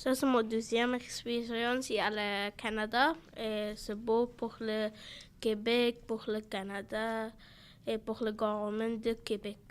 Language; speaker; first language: French; non-native, learner; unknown